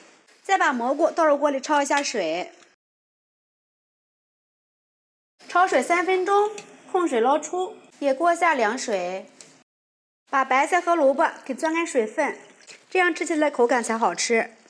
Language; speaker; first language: Chinese; native; Chinese